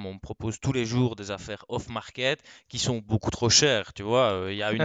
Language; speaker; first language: French; native; French